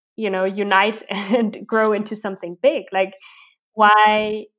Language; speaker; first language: English; non-native, fluent; German